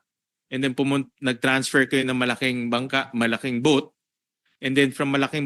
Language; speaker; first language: Filipino; native; Filipino